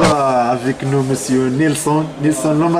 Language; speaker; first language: French; non-native, local second language; Arabic